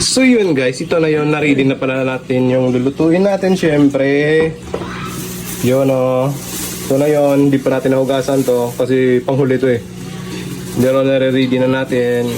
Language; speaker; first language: Filipino; non-native, local second language; Hiligaynon